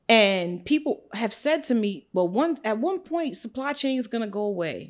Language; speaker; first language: English; native; English